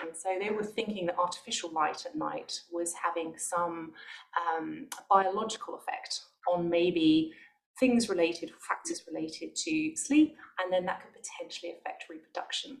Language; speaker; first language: English; native; English